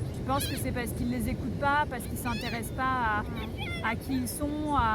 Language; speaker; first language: French; native; French